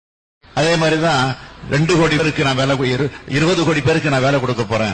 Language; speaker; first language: Tamil; native; Tamil